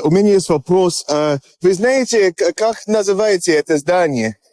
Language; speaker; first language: Russian; non-native, learner; English